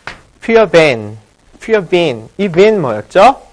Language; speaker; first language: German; non-native, fluent; Korean